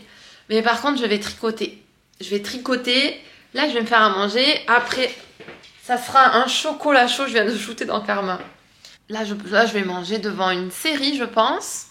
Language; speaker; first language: French; native; French